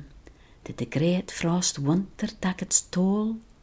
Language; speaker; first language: English; non-native, local second language; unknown